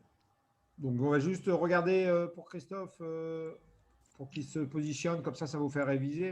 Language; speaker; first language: French; native; French